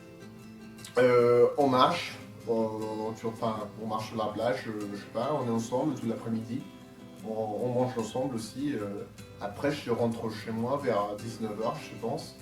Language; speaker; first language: French; non-native, fluent; Spanish